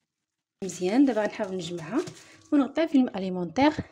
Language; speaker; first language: Arabic; native; Arabic